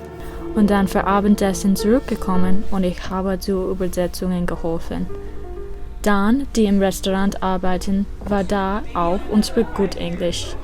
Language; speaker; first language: German; non-native, learner; English